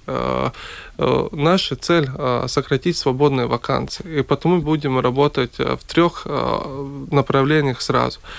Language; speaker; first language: Russian; non-native, local second language; Latvian